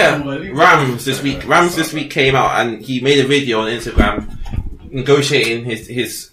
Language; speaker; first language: English; native; English